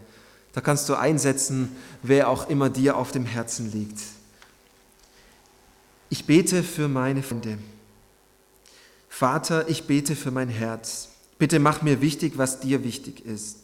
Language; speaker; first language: German; native; German